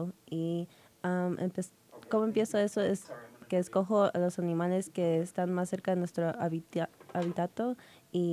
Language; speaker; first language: Spanish; early bilingual, heritage; Spanish